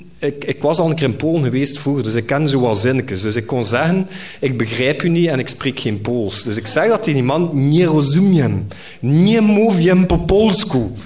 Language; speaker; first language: Dutch; native; Dutch